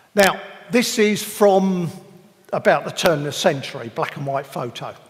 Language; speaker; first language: English; native; English